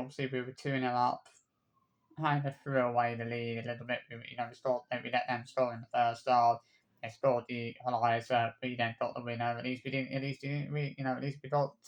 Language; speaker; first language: English; native; English